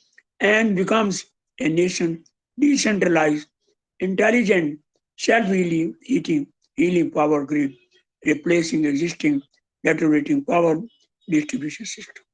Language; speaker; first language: English; non-native, local second language; Hindi